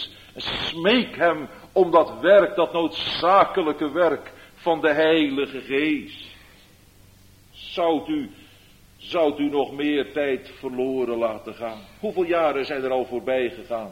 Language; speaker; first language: Dutch; native; Dutch